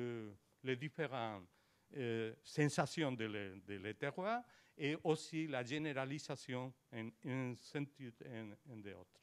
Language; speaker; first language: French; non-native, learner; Spanish